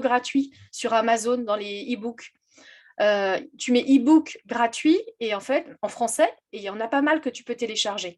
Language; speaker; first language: French; native; French